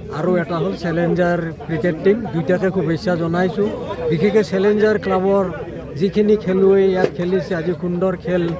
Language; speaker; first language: Assamese; native; Assamese